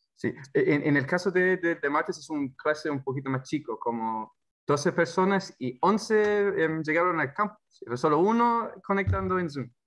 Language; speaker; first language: Spanish; non-native, fluent; English